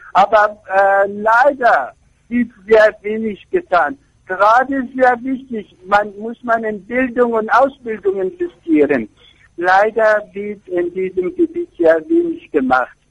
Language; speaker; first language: German; non-native, fluent; Persian